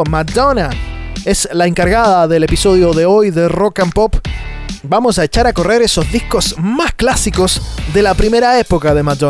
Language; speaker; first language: Spanish; native; Spanish